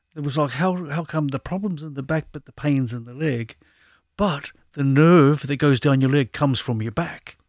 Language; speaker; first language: English; native; English